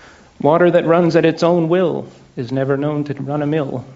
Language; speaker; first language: English; native; English